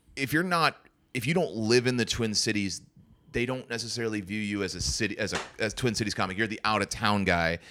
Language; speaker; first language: English; native; English